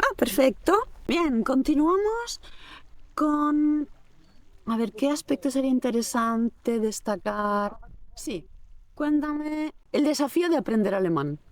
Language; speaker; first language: Spanish; native; Spanish